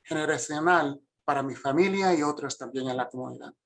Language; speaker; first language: Spanish; early bilingual, other home language; English